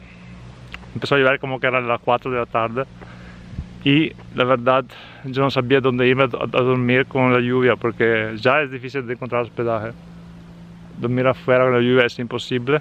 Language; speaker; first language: Spanish; non-native, fluent; Italian